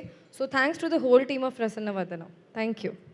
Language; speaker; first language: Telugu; non-native, fluent; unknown